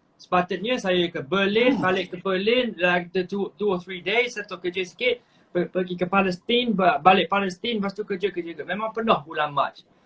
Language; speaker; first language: Malay; non-native, fluent; English